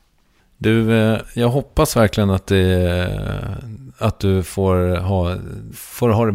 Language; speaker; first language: Swedish; native; Swedish